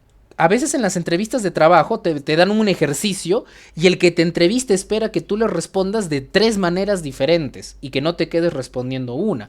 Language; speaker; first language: Spanish; native; Spanish